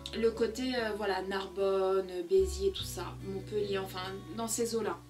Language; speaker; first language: French; early bilingual, other home language; Portuguese